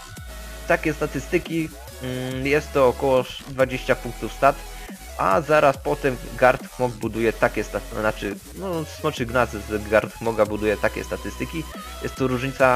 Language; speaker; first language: Polish; native; Polish